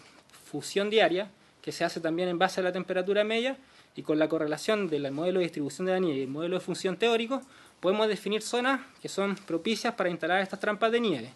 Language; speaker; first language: Spanish; native; Spanish